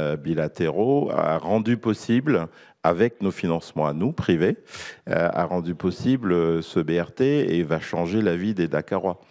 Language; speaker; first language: French; native; French